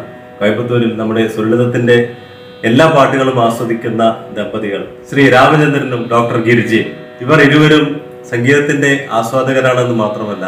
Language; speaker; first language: Malayalam; native; Malayalam